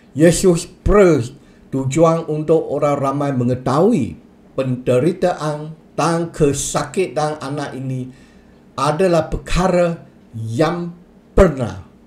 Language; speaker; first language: Malay; non-native, local second language; Chinese